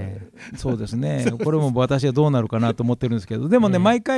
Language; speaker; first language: Japanese; native; Japanese